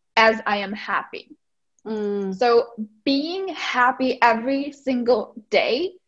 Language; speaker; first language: English; non-native, fluent; Czech